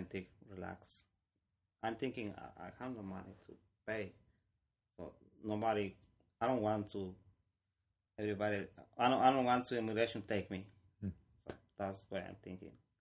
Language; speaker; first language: English; non-native, learner; Spanish